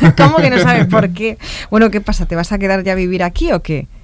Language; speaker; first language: Spanish; native; Spanish